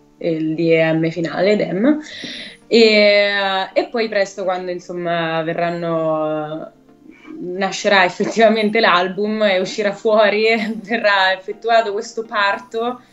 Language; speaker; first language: Italian; native; Italian